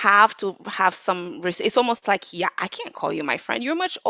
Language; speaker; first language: English; non-native, fluent; Wolof